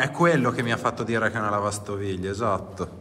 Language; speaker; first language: Italian; native; Italian